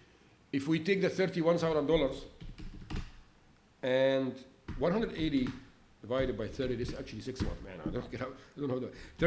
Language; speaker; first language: English; non-native, fluent; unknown